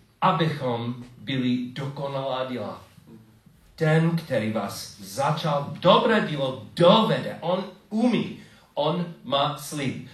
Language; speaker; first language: Czech; non-native, learner; English